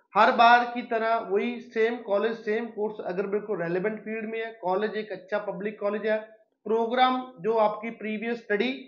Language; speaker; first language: Hindi; non-native, local second language; Punjabi